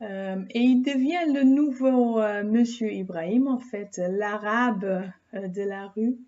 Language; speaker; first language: French; non-native, fluent; Dutch